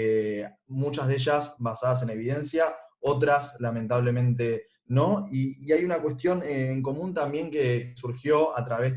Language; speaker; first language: Spanish; native; Spanish